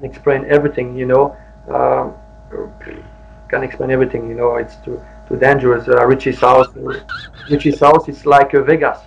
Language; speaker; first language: English; non-native, learner; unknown